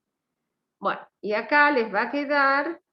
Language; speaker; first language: Spanish; native; Spanish